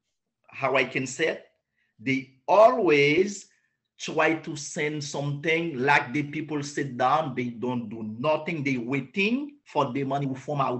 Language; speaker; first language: English; non-native, learner; Haitian Creole